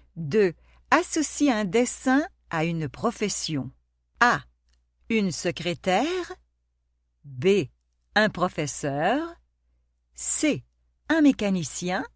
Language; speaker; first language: French; non-native, local second language; Arabic